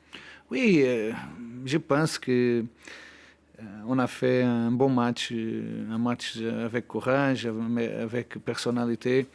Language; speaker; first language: French; non-native, learner; Portuguese